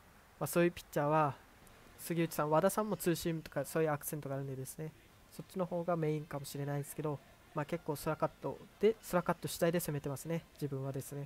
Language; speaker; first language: Japanese; native; Japanese